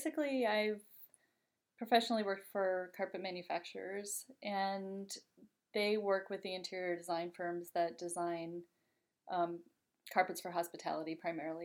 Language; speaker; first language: English; native; English